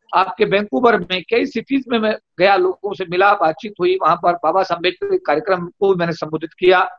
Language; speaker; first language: Hindi; native; Hindi